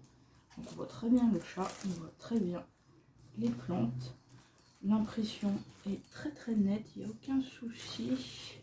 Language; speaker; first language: French; native; French